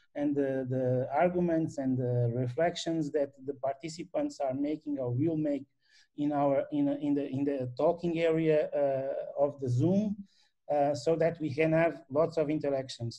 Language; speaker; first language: English; non-native, fluent; Portuguese